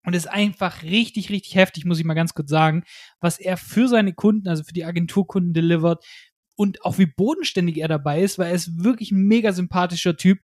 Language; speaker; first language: German; native; German